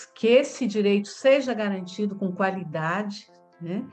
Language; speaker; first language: Portuguese; native; Portuguese